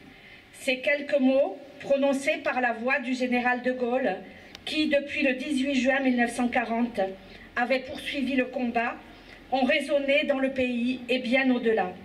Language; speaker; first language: French; native; French